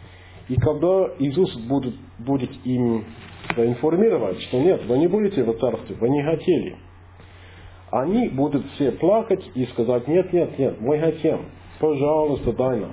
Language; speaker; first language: Russian; non-native, fluent; English